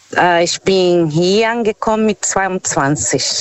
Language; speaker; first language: German; non-native, fluent; Portuguese